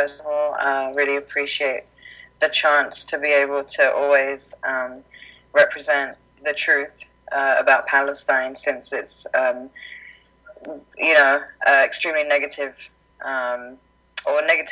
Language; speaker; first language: English; native; English